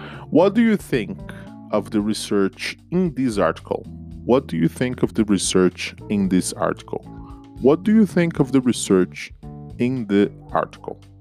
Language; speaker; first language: English; non-native, fluent; Portuguese